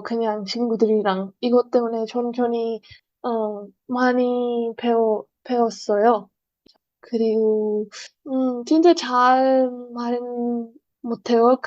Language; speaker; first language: Korean; non-native, learner; Urdu